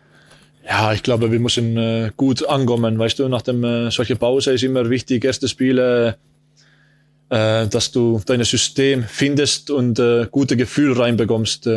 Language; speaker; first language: German; non-native, learner; Estonian